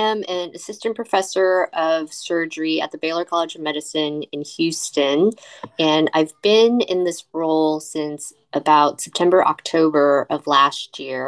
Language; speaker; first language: English; native; English